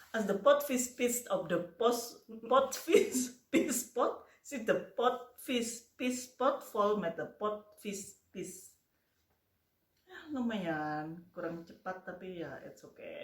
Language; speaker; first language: Indonesian; native; Indonesian